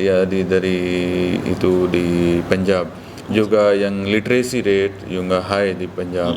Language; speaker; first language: Indonesian; non-native, learner; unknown